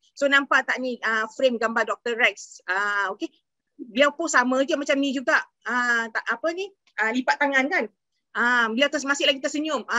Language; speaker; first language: Malay; native; Malay